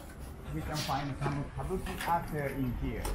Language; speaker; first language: English; non-native, learner; Japanese